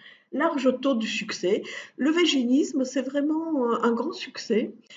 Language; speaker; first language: French; native; French